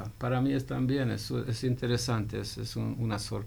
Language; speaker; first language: Spanish; non-native, fluent; Hungarian